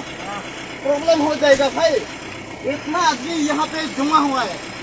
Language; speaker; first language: Hindi; non-native, local second language; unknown